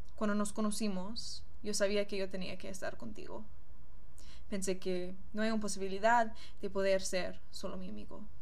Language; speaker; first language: Spanish; non-native, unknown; English